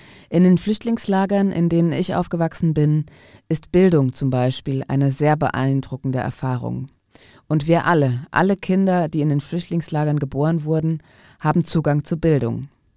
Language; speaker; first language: German; non-native, fluent; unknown